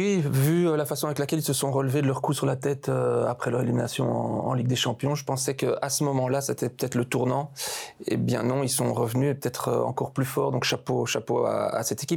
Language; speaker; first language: French; native; French